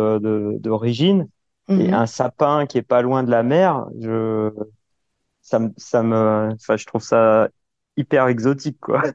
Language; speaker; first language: French; native; French